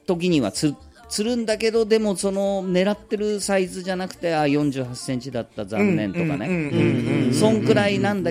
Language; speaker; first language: Japanese; native; Japanese